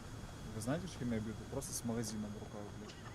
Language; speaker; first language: Russian; native; Russian